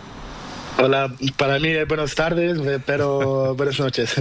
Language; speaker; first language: Spanish; non-native, learner; Portuguese